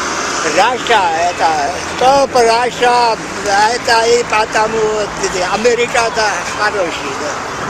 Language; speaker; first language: Russian; non-native, learner; Georgian